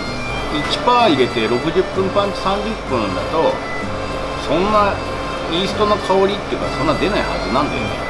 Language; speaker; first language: Japanese; native; Japanese